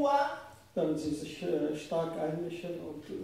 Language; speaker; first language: German; non-native, fluent; Arabic